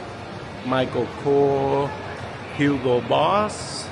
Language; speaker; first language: English; early bilingual, heritage; Vietnamese